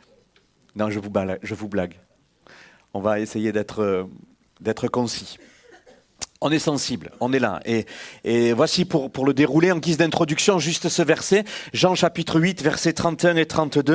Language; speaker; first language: French; native; French